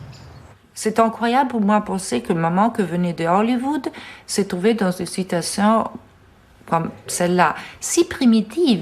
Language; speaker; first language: French; non-native, fluent; Italian